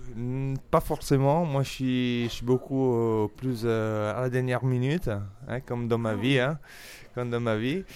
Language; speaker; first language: French; non-native, fluent; Italian